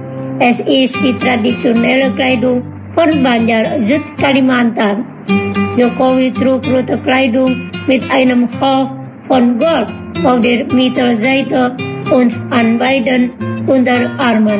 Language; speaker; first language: German; non-native, fluent; Indonesian